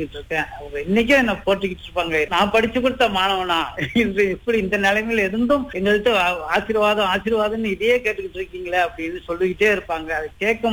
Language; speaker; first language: Tamil; early bilingual, heritage; Tamil